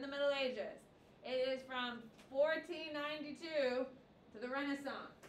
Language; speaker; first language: English; native; English